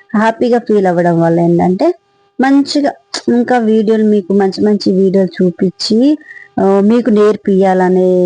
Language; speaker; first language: Telugu; non-native, local second language; Marathi